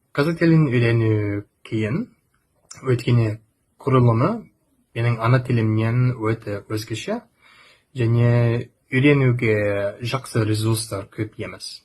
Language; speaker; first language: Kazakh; non-native, learner; English